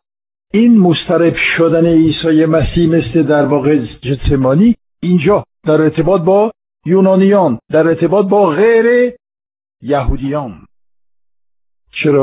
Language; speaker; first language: Persian; non-native, fluent; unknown